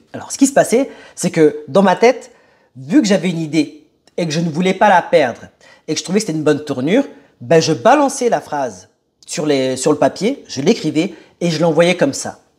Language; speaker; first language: French; early bilingual, other home language; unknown